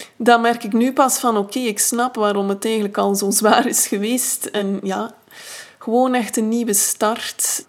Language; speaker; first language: Dutch; native; Dutch